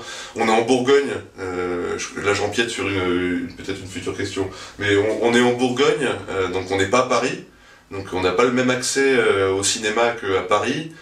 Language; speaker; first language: French; native; French